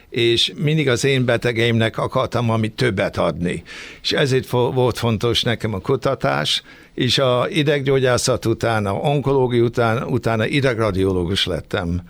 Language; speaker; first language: Hungarian; early bilingual, heritage; Hungarian